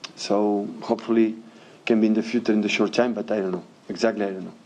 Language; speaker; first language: English; non-native, fluent; Catalan